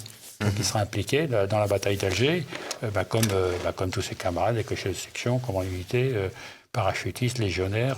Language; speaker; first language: French; native; French